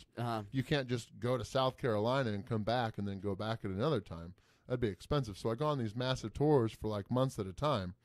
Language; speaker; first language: English; native; English